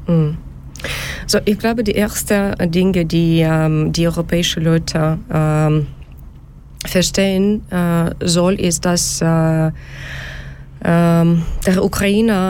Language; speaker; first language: German; non-native, learner; Ukrainian